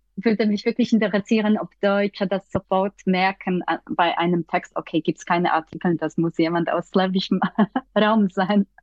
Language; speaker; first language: German; non-native, fluent; Polish